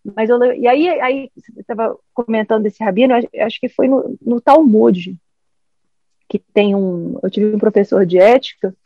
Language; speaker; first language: Portuguese; early bilingual, heritage; English